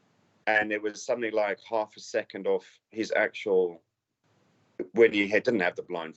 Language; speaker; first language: English; native; English